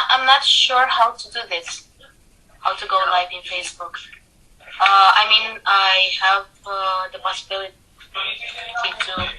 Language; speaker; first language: English; non-native, learner; Georgian